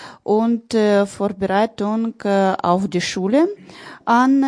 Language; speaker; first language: German; non-native, learner; Ukrainian